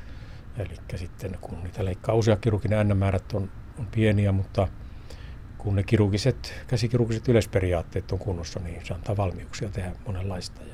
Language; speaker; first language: Finnish; native; Finnish